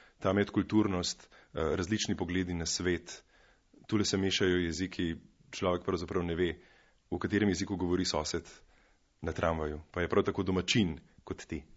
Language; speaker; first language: Slovenian; native; Slovenian